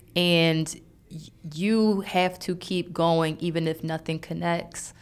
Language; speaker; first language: English; native; English